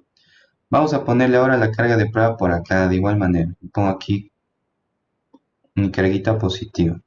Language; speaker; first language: Spanish; native; Spanish